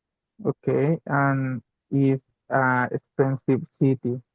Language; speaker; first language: English; non-native, learner; Spanish